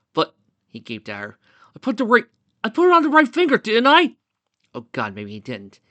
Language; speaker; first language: English; native; English